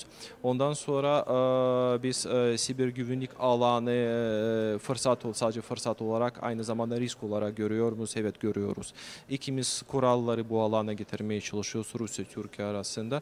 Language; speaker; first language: Turkish; non-native, fluent; Russian